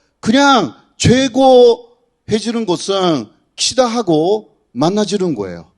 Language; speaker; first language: Korean; non-native, fluent; Japanese